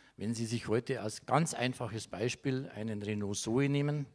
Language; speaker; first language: German; native; German